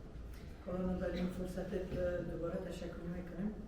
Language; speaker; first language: Persian; native; Persian